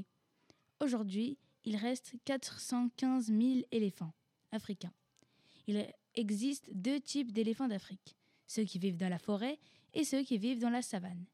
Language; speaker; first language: French; native; French